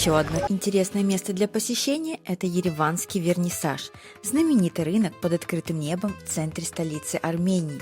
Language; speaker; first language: Russian; native; Russian